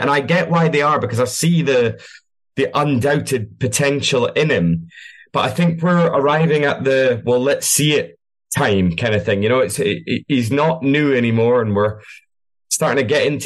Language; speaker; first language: English; native; English